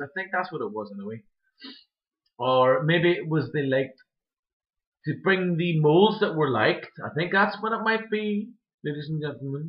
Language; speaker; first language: English; native; English